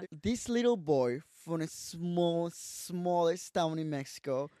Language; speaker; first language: English; non-native, fluent; Spanish